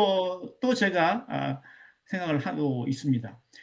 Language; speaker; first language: Korean; native; Korean